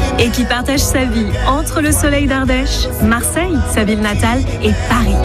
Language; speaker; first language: French; native; French